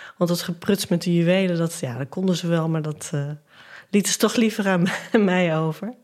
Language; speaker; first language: Dutch; native; Dutch